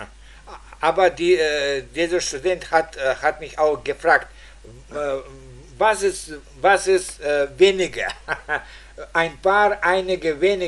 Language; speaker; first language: German; non-native, fluent; Russian